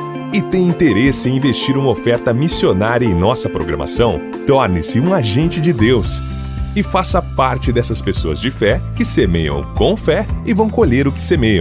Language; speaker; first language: Portuguese; native; Portuguese